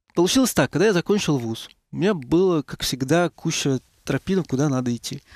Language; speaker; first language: Russian; native; Russian